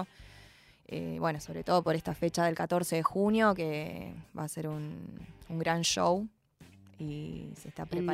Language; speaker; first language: Spanish; early bilingual, other home language; Chinese